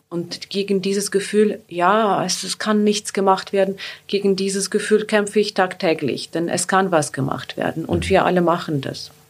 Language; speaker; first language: German; non-native, fluent; Ukrainian